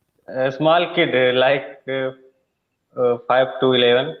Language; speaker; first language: English; non-native, learner; Hindi